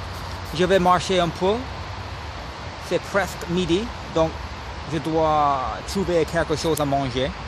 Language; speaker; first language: French; non-native, learner; English